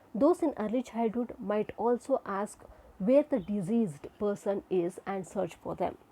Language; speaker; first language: English; non-native, local second language; Kannada